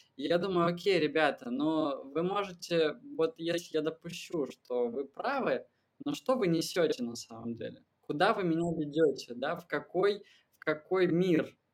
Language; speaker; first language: Russian; native; Russian